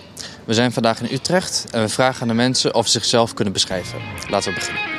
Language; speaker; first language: Dutch; native; Dutch